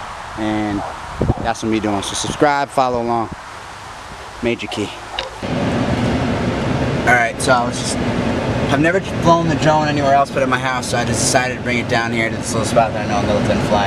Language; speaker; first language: English; native; English